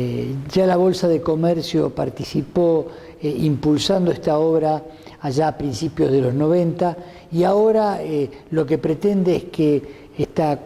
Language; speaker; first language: Spanish; native; Spanish